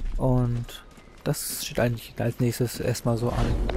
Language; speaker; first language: German; native; German